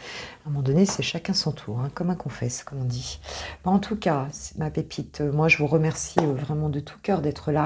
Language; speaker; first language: French; native; French